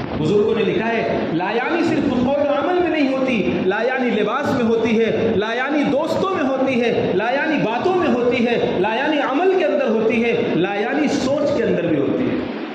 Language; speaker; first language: Urdu; native; Urdu